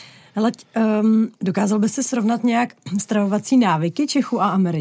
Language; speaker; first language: Czech; native; Czech